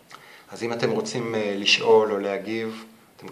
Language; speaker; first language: Hebrew; native; Hebrew